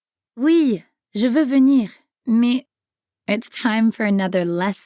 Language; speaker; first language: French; non-native, fluent; English